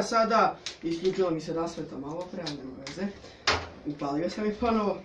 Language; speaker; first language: Serbian; native; Serbian